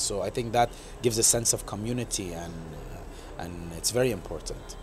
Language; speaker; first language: English; non-native, local second language; Arabic